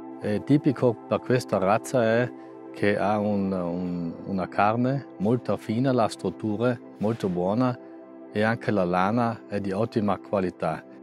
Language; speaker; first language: Italian; non-native, local second language; German